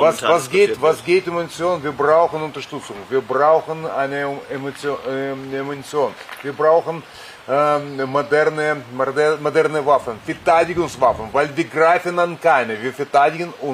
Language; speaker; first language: German; non-native, fluent; Russian